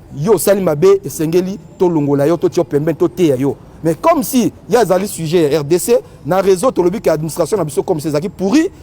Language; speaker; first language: Lingala; native; Lingala